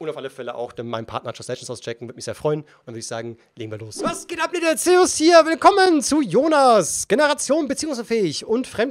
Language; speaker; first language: German; native; German